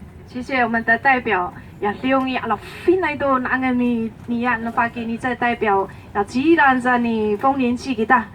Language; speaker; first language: Chinese; non-native, local second language; Amis